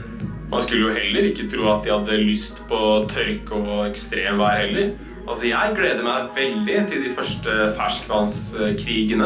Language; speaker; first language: Norwegian; native; Norwegian